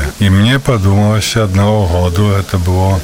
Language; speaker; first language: Belarusian; native; Belarusian